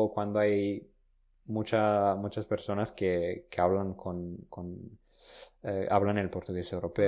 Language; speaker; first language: Spanish; non-native, fluent; Romanian